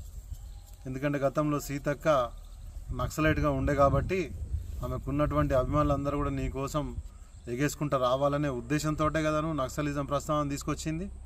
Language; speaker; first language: Telugu; native; Telugu